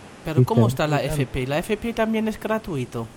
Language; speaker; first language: Spanish; non-native, fluent; German